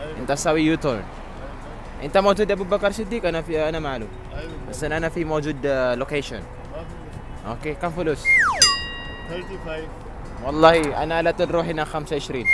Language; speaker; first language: Arabic; non-native, learner; Filipino